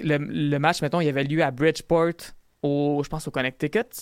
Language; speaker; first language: French; native; French